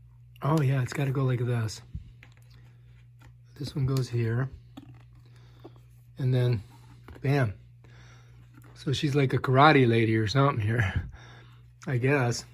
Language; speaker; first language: English; native; English